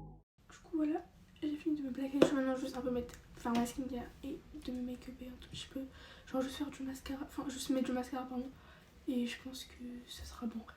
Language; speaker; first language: French; native; French